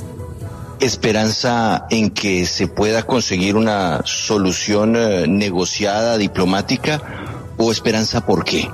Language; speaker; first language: Spanish; native; Spanish